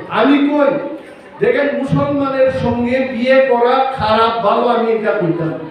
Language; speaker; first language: Bangla; non-native, local second language; Kok Borok